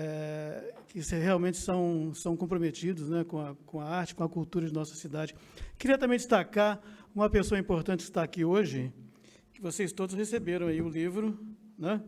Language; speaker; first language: Portuguese; native; Portuguese